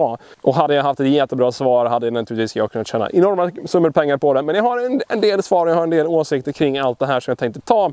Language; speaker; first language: Swedish; native; Swedish